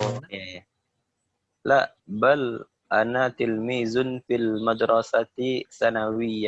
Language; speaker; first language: Arabic; non-native, learner; Indonesian